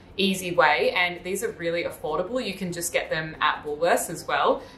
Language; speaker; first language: English; native; English